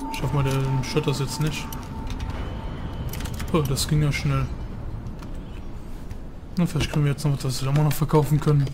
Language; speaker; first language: German; native; German